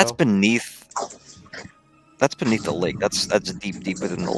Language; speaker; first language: English; native; English